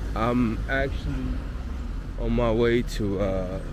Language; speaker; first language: English; native; English